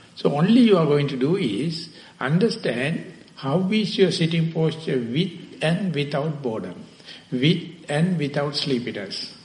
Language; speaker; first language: English; non-native, local second language; Sinhala